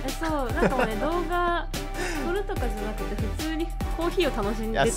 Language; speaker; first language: Japanese; native; Japanese